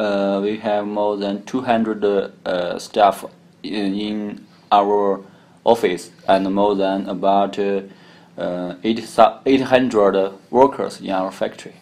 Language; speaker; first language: English; non-native, learner; Chinese